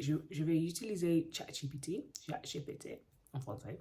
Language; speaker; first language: French; non-native, learner; English